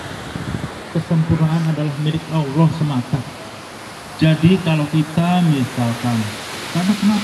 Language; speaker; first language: Indonesian; native; Indonesian